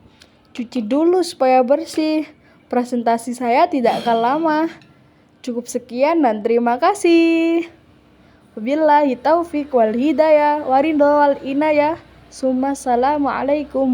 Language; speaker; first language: Indonesian; native; Indonesian